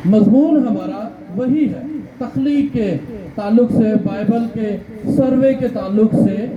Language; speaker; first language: Urdu; non-native, local second language; Punjabi